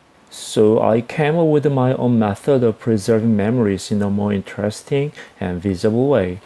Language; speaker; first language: English; non-native, fluent; Korean